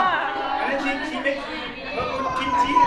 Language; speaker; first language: English; non-native, local second language; Malay